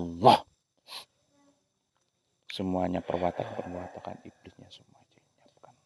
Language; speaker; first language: Indonesian; native; Indonesian